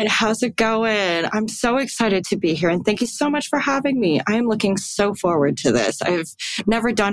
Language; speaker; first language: English; native; English